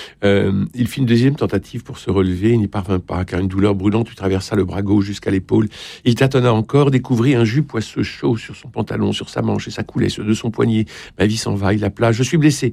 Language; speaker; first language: French; native; French